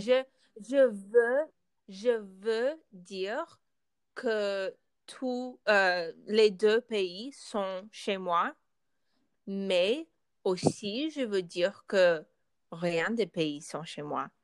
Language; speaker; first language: French; non-native, learner; Russian